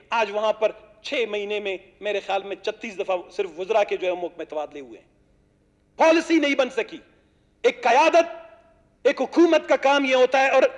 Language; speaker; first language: Urdu; non-native, local second language; Baluchi